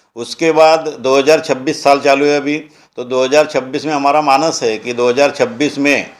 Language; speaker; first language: Hindi; non-native, local second language; Marathi